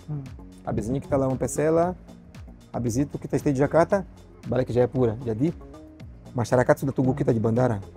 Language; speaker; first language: Indonesian; non-native, learner; Portuguese